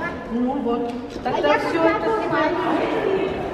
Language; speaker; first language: Russian; non-native, local second language; Estonian